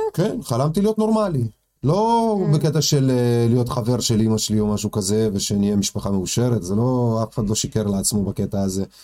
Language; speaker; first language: Hebrew; early bilingual, other home language; Russian